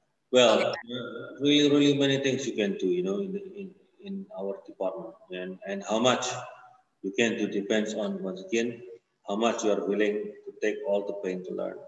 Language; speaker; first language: English; non-native, fluent; Indonesian